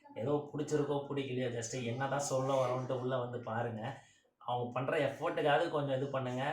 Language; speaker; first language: Tamil; native; Tamil